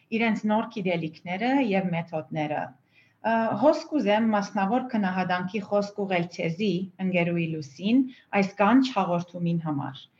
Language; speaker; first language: Armenian; early bilingual, heritage; Armenian